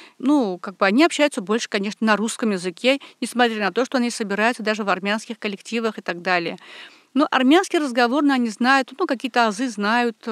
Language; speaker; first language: Russian; non-native, local second language; Armenian